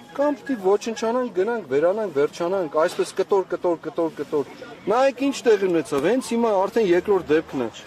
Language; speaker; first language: Armenian; native; Armenian